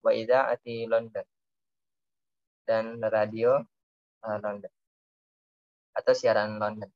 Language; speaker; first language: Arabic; non-native, fluent; Indonesian